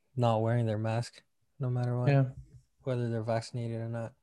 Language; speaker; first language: English; non-native, local second language; Malay